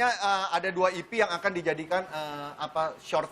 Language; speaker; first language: Indonesian; native; Indonesian